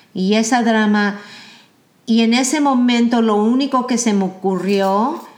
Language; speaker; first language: Spanish; early bilingual, heritage; Spanish